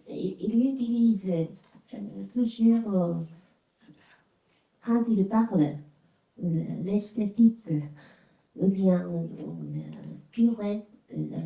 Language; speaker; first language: French; non-native, fluent; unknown